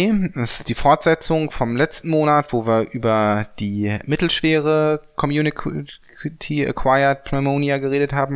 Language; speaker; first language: German; native; German